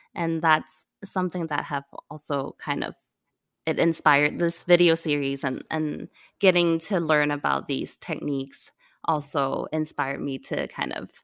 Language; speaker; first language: English; non-native, local second language; Cantonese